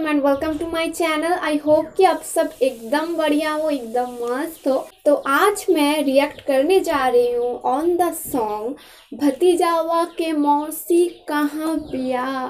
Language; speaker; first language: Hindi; non-native, local second language; Bangla